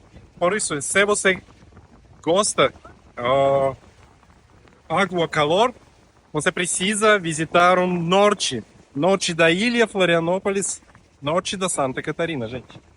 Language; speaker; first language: Portuguese; non-native, learner; Russian